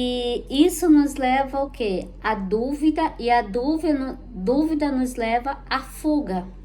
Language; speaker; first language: Portuguese; native; Portuguese